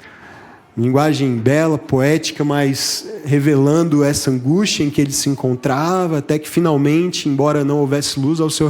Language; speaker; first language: Portuguese; native; Portuguese